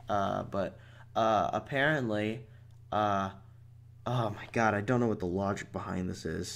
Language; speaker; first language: English; native; English